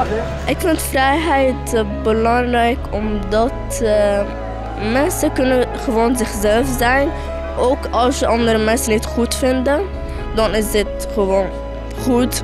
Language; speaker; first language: Dutch; early bilingual, other home language; Arabic